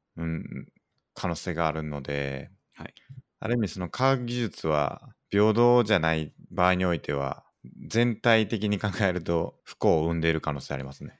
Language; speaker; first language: Japanese; native; Japanese